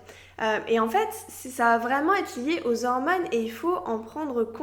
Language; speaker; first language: French; native; French